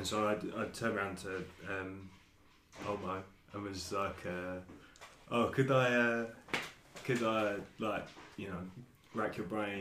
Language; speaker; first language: English; native; English